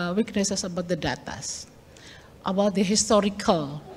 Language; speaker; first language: English; non-native, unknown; Indonesian